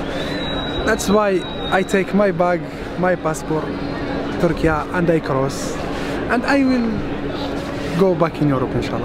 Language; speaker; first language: English; non-native, learner; Arabic